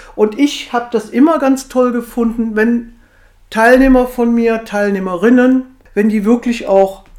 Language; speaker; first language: German; native; German